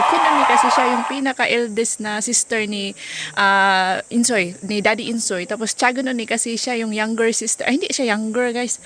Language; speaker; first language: Filipino; non-native, local second language; Cebuano